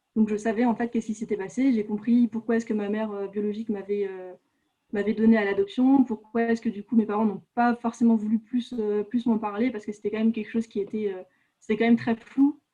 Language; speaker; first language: French; native; French